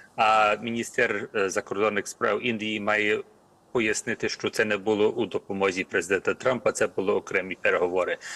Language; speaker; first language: Ukrainian; early bilingual, heritage; Ukrainian